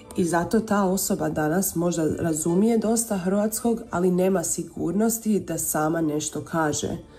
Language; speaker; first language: Croatian; early bilingual, heritage; Croatian